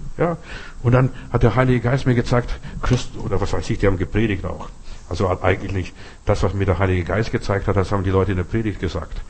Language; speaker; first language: German; non-native, fluent; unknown